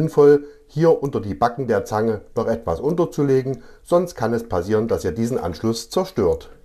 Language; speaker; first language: German; native; German